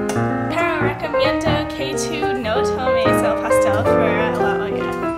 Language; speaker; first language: Spanish; non-native, learner; English